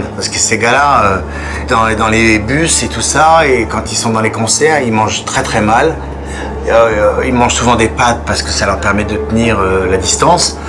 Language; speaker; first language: French; native; French